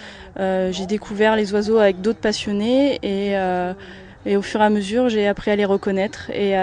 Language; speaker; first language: French; native; French